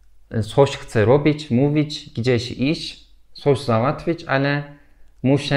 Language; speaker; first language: Polish; non-native, learner; Turkish